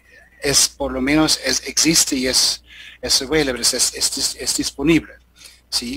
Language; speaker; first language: Spanish; non-native, learner; German